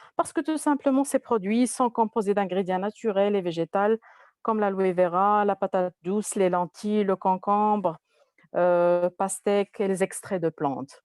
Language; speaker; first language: French; non-native, local second language; Arabic